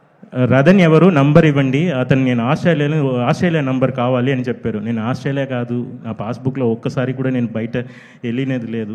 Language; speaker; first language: Telugu; non-native, fluent; Tamil